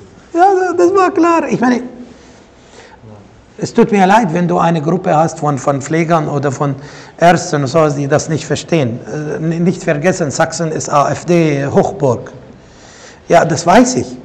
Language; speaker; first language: German; non-native, fluent; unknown